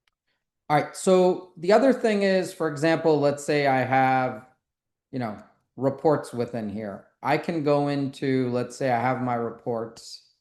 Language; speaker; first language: English; native; English